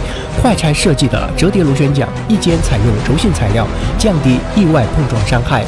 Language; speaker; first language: Chinese; native; Chinese